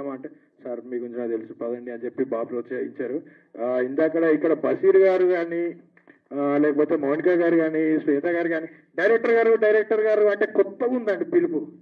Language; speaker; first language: Telugu; native; Telugu